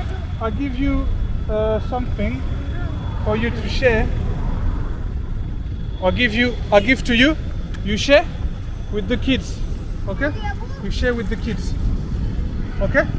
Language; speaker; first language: English; non-native, fluent; French